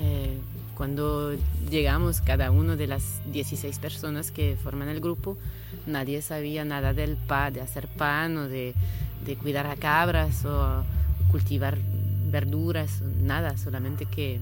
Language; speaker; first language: Spanish; non-native, fluent; French